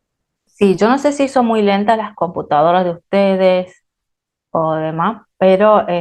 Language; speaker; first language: Spanish; native; Spanish